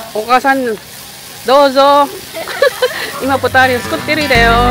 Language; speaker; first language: Japanese; non-native, learner; Filipino